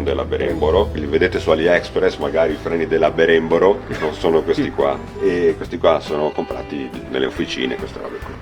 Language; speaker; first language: Italian; native; Italian